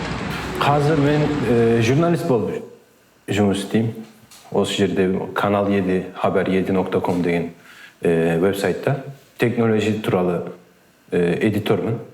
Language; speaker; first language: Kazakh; early bilingual, heritage; Kazakh